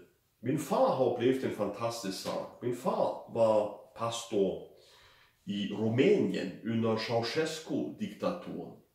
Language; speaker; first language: Swedish; non-native, fluent; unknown